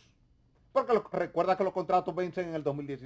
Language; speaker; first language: Spanish; native; Spanish